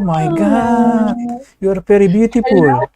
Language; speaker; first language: English; non-native, learner; Indonesian